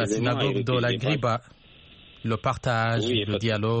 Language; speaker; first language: French; non-native, local second language; Rundi